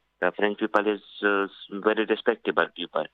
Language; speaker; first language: English; non-native, learner; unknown